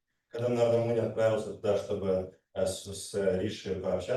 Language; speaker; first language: Russian; native; Russian